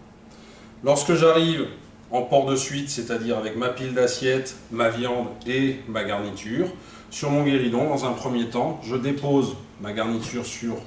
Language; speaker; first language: French; native; French